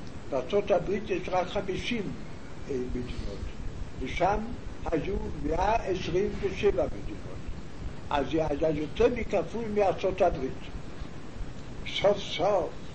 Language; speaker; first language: Hebrew; non-native, fluent; Yiddish